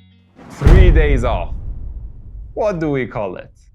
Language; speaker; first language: English; non-native, fluent; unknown